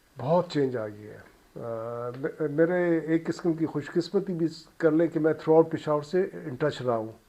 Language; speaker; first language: Urdu; non-native, local second language; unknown